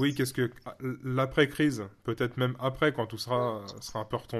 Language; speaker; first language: French; native; French